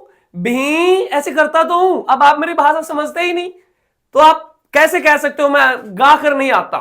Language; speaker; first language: Hindi; native; Hindi